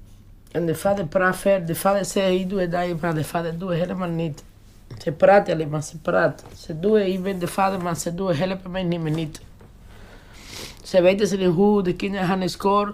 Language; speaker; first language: Dutch; non-native, learner; Spanish